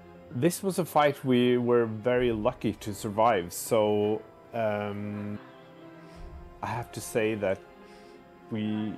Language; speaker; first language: English; non-native, fluent; Norwegian